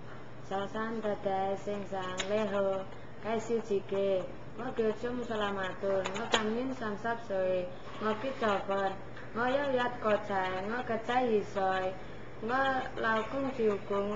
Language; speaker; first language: Cantonese; non-native, learner; Indonesian